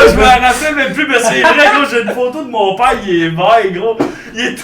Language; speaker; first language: French; native; French